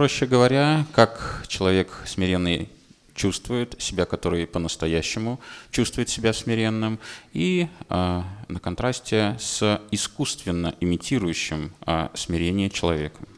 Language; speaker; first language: Russian; native; Russian